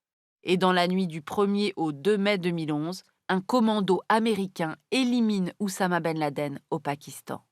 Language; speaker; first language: French; native; French